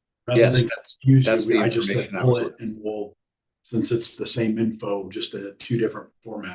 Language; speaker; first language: English; native; English